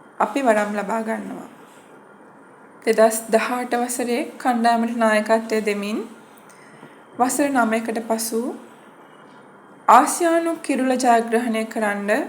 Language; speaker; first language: Sinhala; native; Sinhala